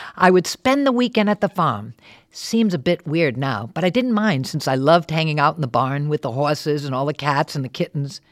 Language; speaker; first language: English; native; English